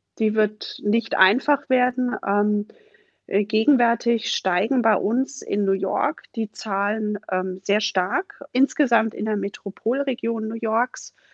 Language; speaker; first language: German; native; German